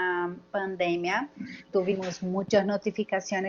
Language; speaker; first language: Spanish; non-native, learner; Portuguese